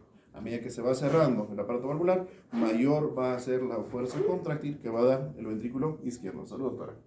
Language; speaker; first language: Spanish; native; Spanish